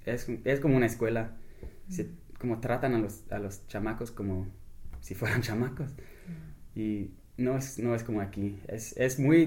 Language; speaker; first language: Spanish; non-native, fluent; English